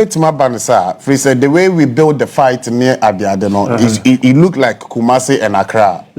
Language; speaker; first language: English; non-native, local second language; Akan